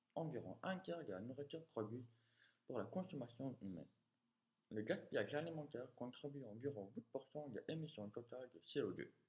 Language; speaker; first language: French; non-native, fluent; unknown